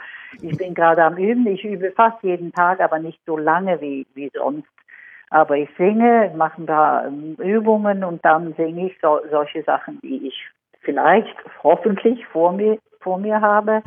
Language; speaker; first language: German; non-native, fluent; Swedish